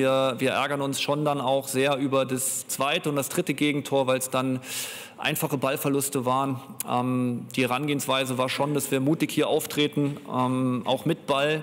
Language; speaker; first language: German; native; German